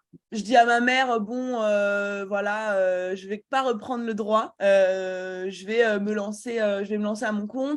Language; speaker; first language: French; native; French